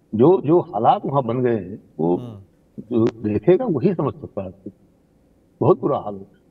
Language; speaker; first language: Hindi; native; Hindi